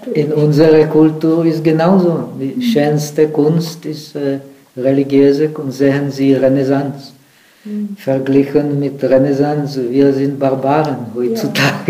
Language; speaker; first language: German; non-native, fluent; Czech